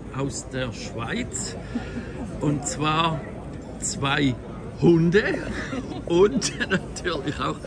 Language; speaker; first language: German; native; German